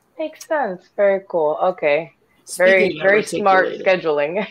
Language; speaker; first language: English; native; English